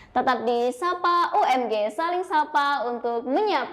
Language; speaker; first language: Indonesian; native; Indonesian